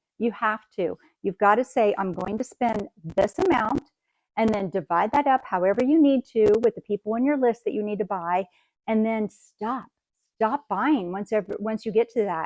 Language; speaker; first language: English; native; English